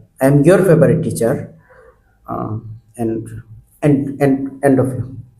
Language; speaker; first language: English; non-native, learner; Bangla